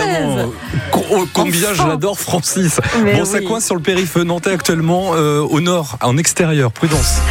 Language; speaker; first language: French; native; French